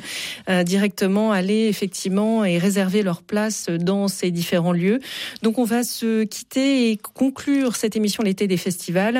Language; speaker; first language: French; native; French